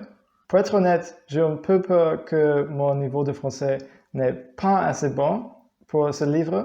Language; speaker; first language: French; non-native, learner; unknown